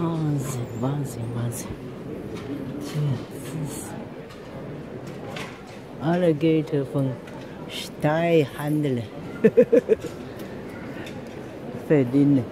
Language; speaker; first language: German; non-native, learner; Chinese